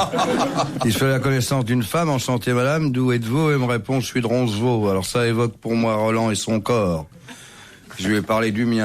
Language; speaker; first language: French; native; French